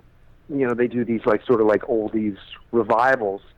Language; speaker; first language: English; native; English